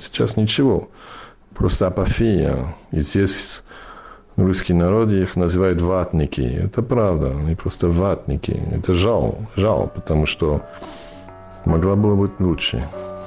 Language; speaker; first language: Russian; non-native, fluent; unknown